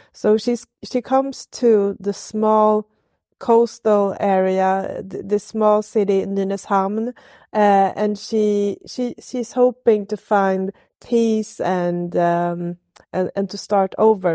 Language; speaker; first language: English; non-native, fluent; Swedish